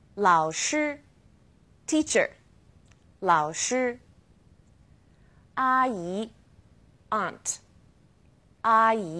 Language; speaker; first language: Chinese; non-native, fluent; English